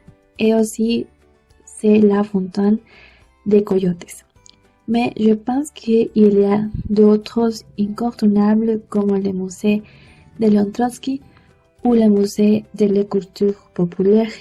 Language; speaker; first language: French; non-native, learner; Spanish